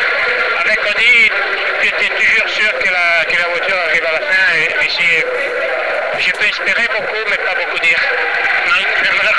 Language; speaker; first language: French; non-native, fluent; Italian